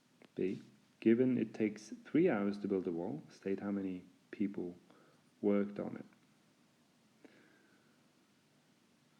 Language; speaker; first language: English; non-native, fluent; Norwegian